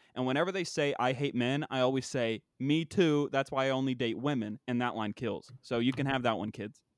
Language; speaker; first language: English; native; English